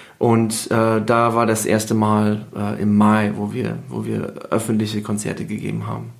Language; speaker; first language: German; non-native, fluent; English